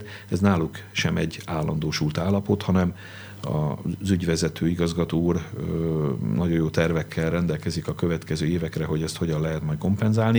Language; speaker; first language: Hungarian; native; Hungarian